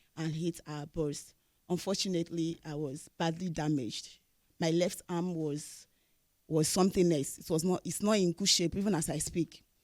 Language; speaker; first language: Nigerian Pidgin; non-native, local second language; Igbo